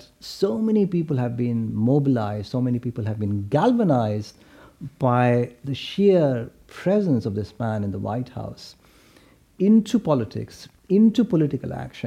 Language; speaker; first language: English; non-native, local second language; Hindi